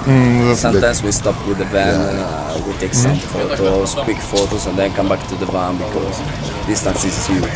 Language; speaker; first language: English; non-native, fluent; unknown